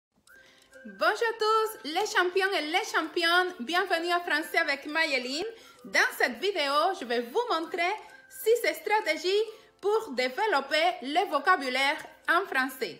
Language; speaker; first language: French; non-native, fluent; Spanish